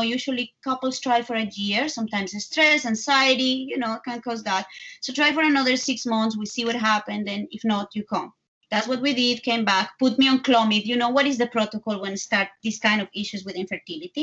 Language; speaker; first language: English; non-native, fluent; Spanish